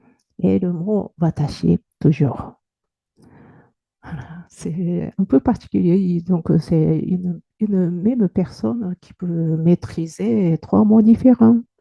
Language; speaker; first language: French; non-native, fluent; Japanese